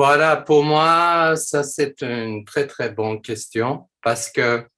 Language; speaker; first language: French; non-native, fluent; Turkish